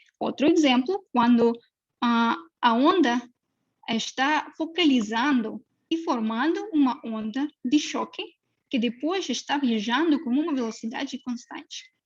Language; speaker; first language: Portuguese; non-native, fluent; Russian